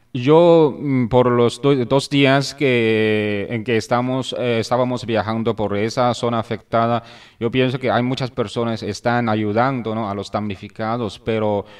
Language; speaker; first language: Spanish; non-native, fluent; Chinese